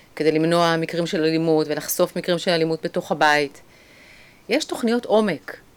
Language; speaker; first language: Hebrew; native; Hebrew